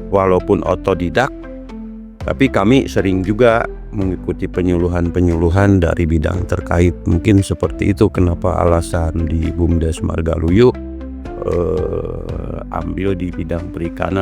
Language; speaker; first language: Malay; non-native, local second language; Sundanese